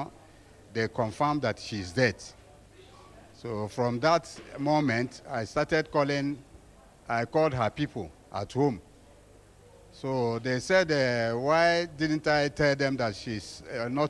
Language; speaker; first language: English; non-native, local second language; Igbo